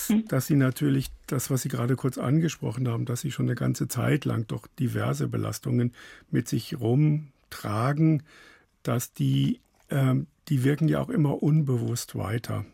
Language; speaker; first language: German; native; German